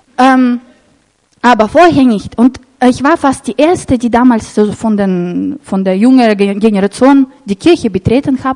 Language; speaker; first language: German; non-native, fluent; Russian